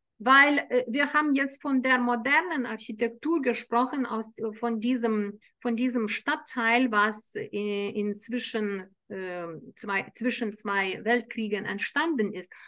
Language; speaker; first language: German; non-native, fluent; Lithuanian